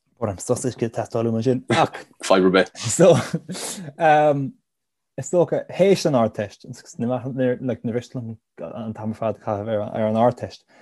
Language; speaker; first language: Irish; native; Irish